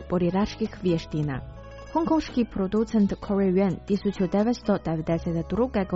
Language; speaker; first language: Croatian; non-native, fluent; Chinese